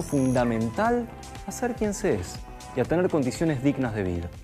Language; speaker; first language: Spanish; native; Spanish